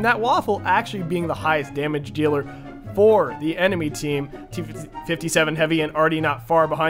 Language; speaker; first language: English; native; English